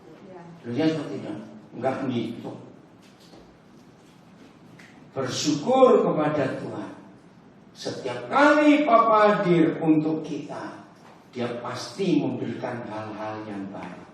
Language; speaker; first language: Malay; non-native, local second language; Javanese